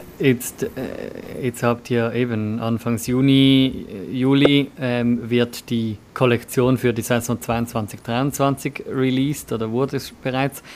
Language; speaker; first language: German; native; German